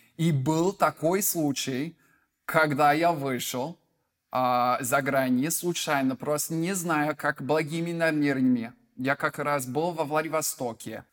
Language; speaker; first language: Russian; non-native, fluent; English